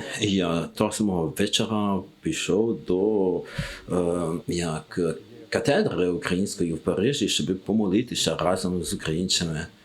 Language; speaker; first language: Ukrainian; non-native, learner; French